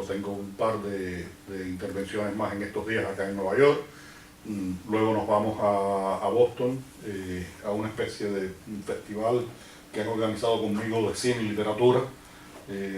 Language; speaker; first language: Spanish; native; Spanish